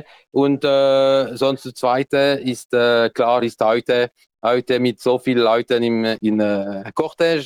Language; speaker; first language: German; non-native, local second language; French